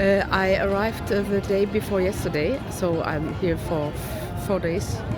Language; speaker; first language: English; non-native, fluent; German